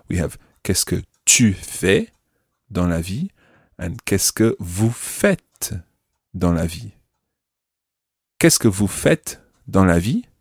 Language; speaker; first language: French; non-native, fluent; English